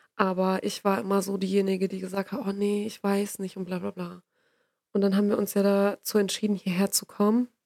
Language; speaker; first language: German; native; German